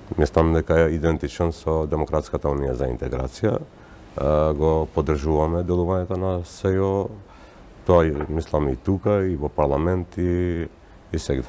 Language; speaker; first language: Macedonian; non-native, local second language; Albanian